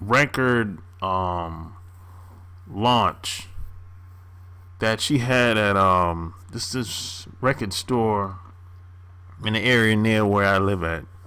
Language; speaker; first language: English; native; English